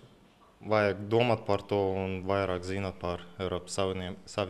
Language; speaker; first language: Latvian; non-native, local second language; Russian